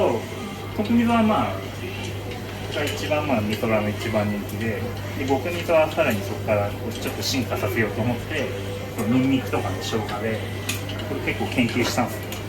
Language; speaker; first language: Japanese; native; Japanese